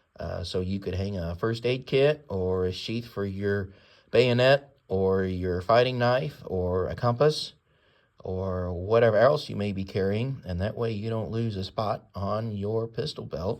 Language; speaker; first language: English; native; English